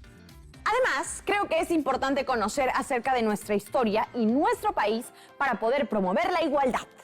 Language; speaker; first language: Spanish; native; Spanish